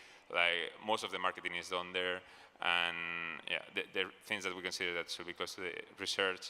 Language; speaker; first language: English; non-native, fluent; Spanish